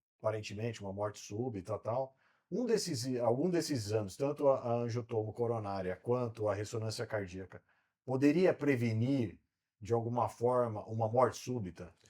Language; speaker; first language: Portuguese; native; Portuguese